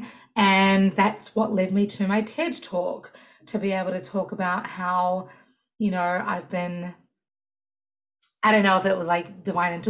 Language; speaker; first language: English; native; English